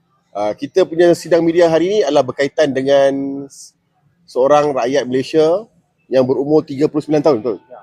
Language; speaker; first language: Malay; native; Malay